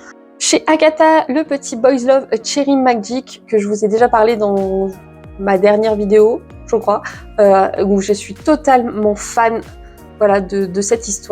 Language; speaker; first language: French; native; French